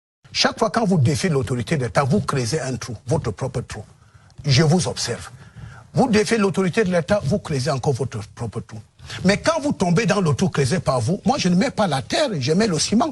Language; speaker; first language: French; non-native, local second language; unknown